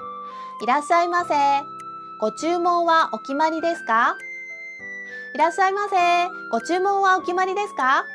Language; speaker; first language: Japanese; native; Japanese